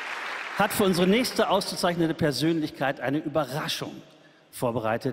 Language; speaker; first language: German; native; German